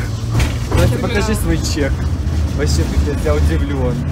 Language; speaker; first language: Russian; native; Russian